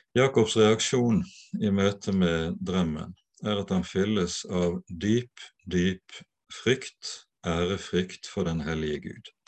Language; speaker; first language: Norwegian; native; Norwegian